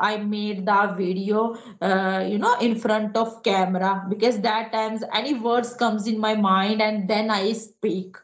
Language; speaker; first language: English; non-native, local second language; Hindi